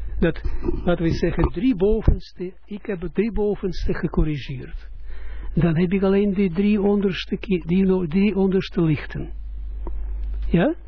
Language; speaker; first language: Dutch; non-native, fluent; Russian